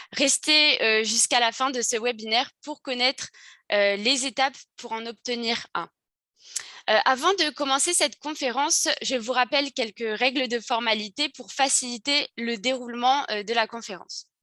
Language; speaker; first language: French; native; French